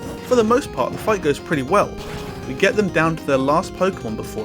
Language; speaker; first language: English; native; English